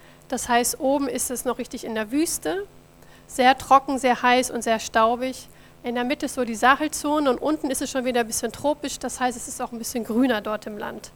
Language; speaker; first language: German; native; German